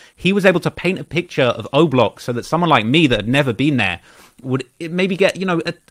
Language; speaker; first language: English; native; English